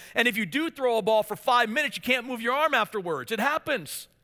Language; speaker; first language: English; native; English